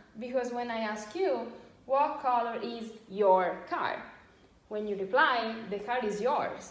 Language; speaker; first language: English; non-native, fluent; Italian